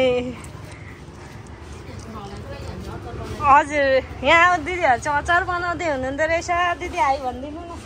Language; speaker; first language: Nepali; native; Nepali